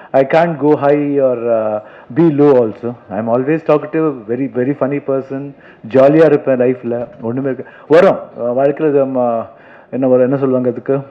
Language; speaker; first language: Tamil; non-native, local second language; Kannada